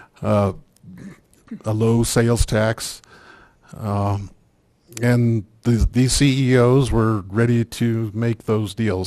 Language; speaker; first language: English; native; English